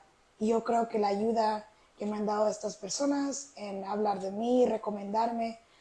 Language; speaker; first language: Spanish; early bilingual, heritage; Spanish